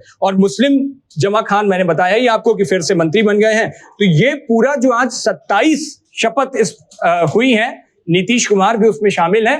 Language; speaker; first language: Hindi; native; Hindi